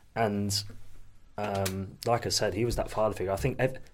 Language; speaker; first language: English; native; English